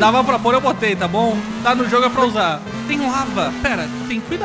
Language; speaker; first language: Portuguese; native; Portuguese